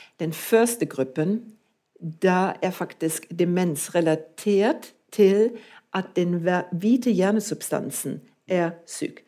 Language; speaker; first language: Norwegian; non-native, fluent; German